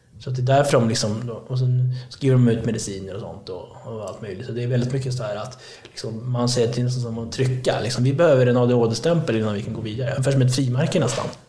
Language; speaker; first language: Swedish; early bilingual, other home language; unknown